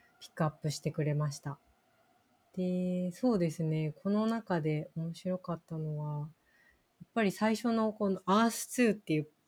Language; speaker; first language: Japanese; native; Japanese